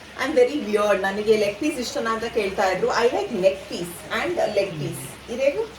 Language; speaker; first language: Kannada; non-native, local second language; Tulu